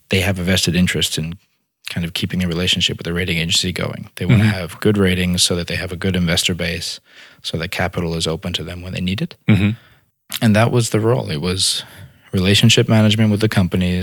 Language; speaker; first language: English; native; English